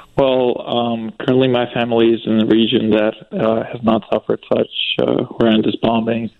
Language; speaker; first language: English; non-native, fluent; Ukrainian